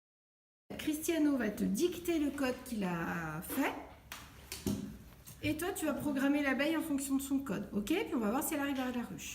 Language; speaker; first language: French; native; French